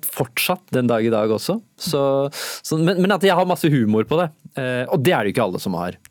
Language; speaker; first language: Norwegian; early bilingual, other home language; Urdu